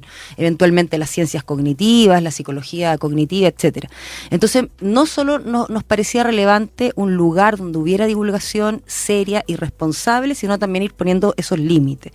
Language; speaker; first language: Spanish; native; Spanish